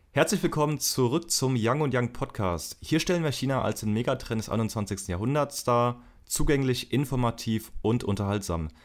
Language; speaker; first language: German; native; German